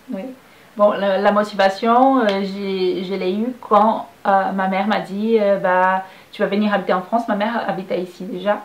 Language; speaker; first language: French; non-native, fluent; Portuguese